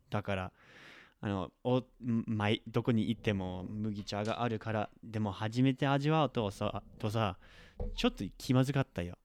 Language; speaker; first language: Japanese; non-native, fluent; English